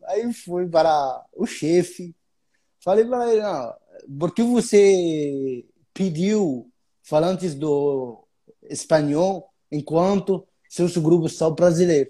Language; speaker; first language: Portuguese; non-native, fluent; Arabic